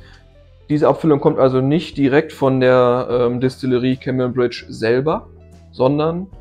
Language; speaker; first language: German; native; German